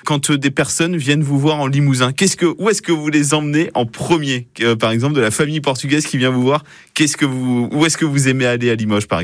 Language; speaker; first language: French; native; French